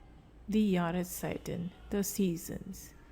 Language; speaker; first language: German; non-native, fluent; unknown